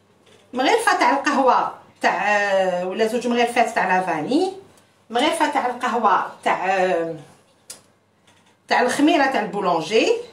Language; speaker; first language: Arabic; native; Arabic